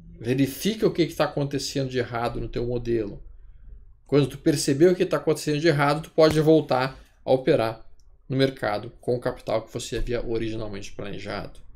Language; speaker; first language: Portuguese; native; Portuguese